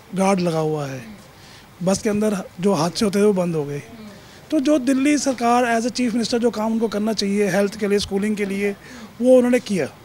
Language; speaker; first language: Hindi; native; Hindi